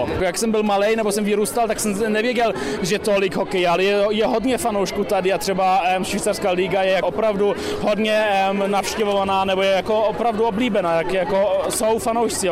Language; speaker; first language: Czech; early bilingual, heritage; Czech